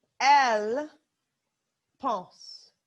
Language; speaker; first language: French; non-native, fluent; English